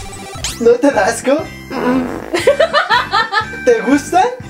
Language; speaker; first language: Spanish; native; Spanish